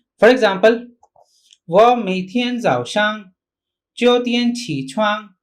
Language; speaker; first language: Chinese; non-native, fluent; Hindi